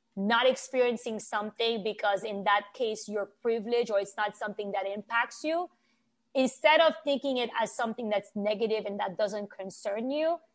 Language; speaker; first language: English; non-native, fluent; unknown